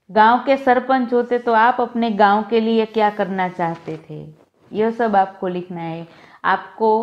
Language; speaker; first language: Hindi; non-native, local second language; Gujarati